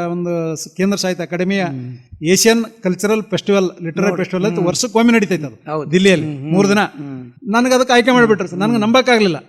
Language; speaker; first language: Kannada; native; Kannada